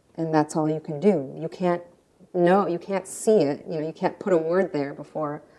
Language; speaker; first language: English; early bilingual, other home language; Russian